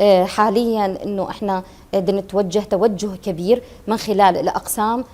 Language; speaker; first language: Arabic; native; Arabic